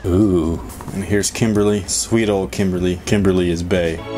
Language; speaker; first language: English; native; English